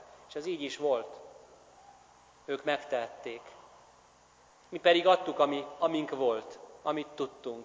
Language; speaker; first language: Hungarian; native; Hungarian